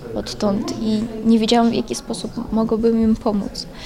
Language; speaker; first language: Polish; non-native, fluent; Ukrainian